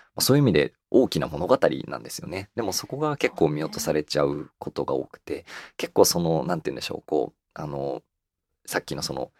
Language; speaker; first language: Japanese; native; Japanese